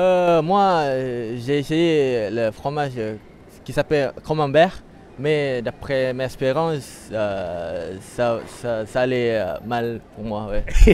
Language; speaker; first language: French; non-native, learner; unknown